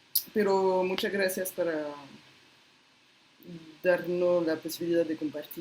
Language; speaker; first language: Spanish; non-native, fluent; French